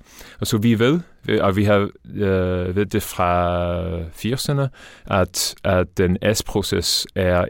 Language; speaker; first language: Danish; non-native, fluent; English